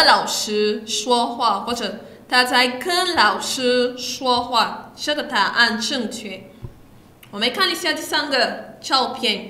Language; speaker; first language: Chinese; non-native, fluent; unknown